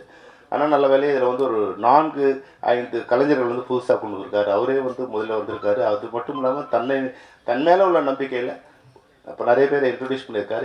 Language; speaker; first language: Tamil; native; Tamil